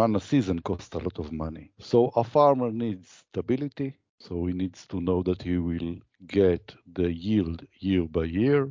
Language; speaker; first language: English; non-native, fluent; Hebrew